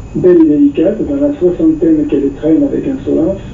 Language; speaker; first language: French; native; French